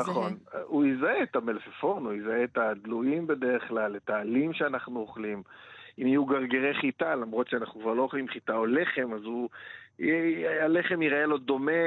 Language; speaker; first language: Hebrew; native; Hebrew